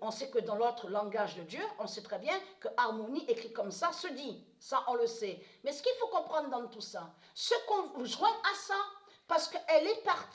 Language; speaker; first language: French; native; French